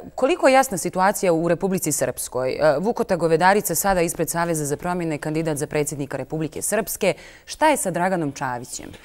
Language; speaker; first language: Croatian; native; Croatian